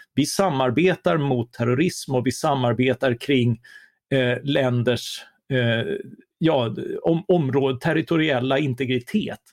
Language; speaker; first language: Swedish; native; Swedish